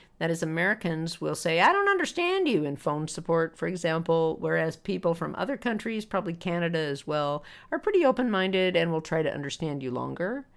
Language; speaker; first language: English; native; English